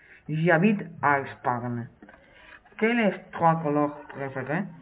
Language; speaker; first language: French; non-native, learner; Spanish